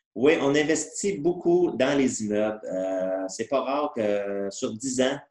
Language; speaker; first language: French; native; French